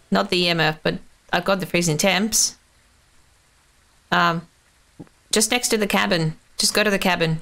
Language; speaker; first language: English; non-native, fluent; Russian